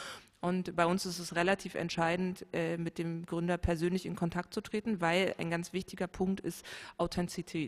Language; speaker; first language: German; native; German